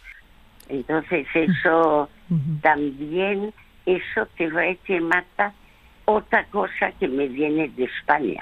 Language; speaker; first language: Spanish; early bilingual, other home language; French